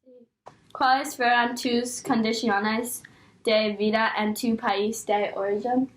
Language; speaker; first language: Spanish; non-native, learner; English